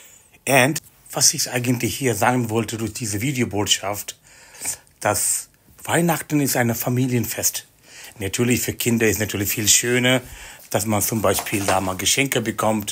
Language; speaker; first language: German; non-native, fluent; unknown